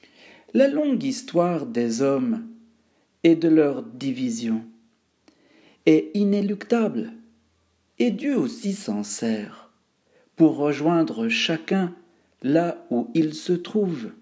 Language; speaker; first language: French; native; French